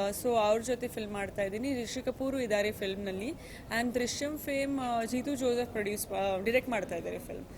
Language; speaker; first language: Kannada; native; Kannada